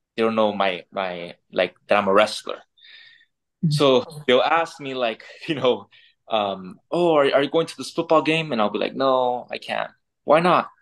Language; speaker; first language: English; native; English